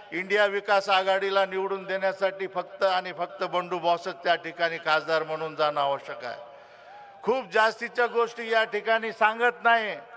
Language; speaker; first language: Marathi; non-native, local second language; Lambadi